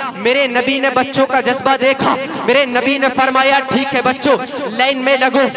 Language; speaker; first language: Hindi; native; Hindi